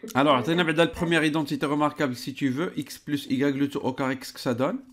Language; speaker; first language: French; non-native, local second language; Arabic